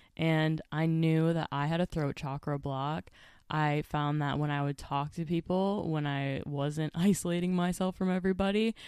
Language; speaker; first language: English; native; English